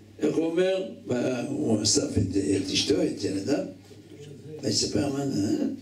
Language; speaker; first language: Hebrew; native; Hebrew